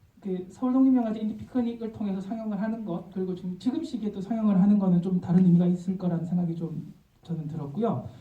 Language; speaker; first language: Korean; native; Korean